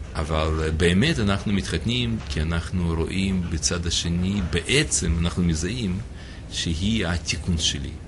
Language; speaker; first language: Hebrew; non-native, fluent; English